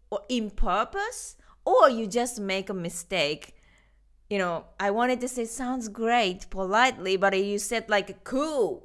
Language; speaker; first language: English; non-native, learner; Japanese